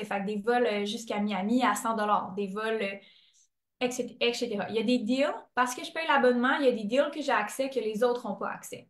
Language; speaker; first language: French; native; French